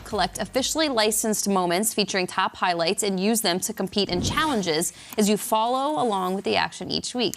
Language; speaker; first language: English; native; English